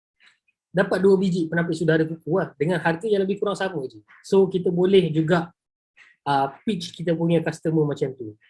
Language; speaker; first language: Malay; native; Malay